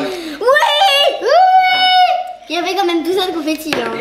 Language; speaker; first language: French; native; French